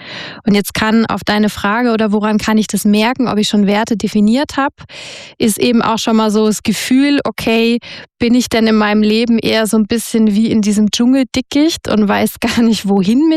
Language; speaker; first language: German; native; German